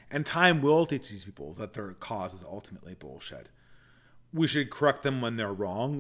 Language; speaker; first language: English; native; English